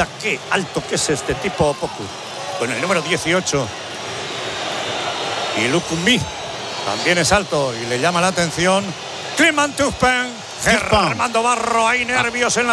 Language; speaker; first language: Spanish; native; Spanish